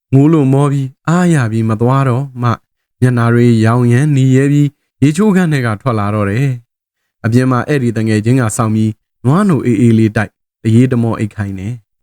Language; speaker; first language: Burmese; native; Burmese